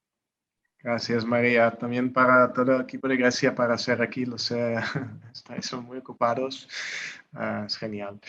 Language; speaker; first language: Spanish; non-native, learner; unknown